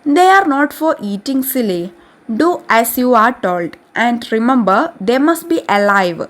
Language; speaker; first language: English; non-native, local second language; Malayalam